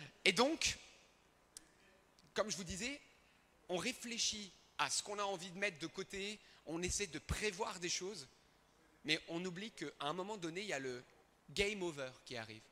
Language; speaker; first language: French; early bilingual, other home language; Arabic